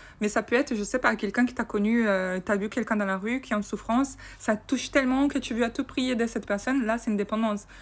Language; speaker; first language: French; non-native, fluent; Portuguese